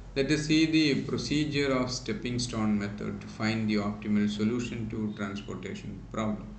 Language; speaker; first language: English; non-native, local second language; Malayalam